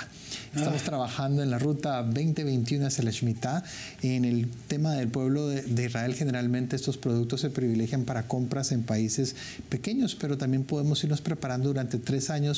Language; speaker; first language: Spanish; native; Spanish